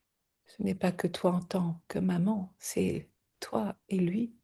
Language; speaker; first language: French; native; French